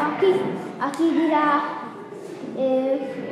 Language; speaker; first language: Spanish; non-native, learner; Arabic